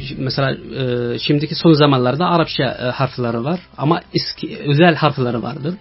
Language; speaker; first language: Turkish; non-native, fluent; Arabic